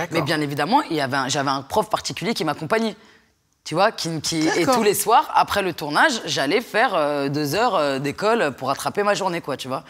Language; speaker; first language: French; native; French